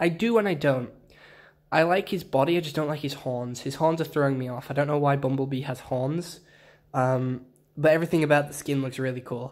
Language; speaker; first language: English; native; English